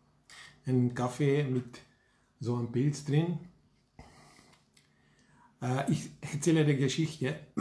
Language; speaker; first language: German; non-native, fluent; Hungarian